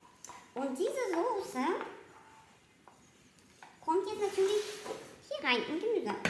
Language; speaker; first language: German; non-native, fluent; Russian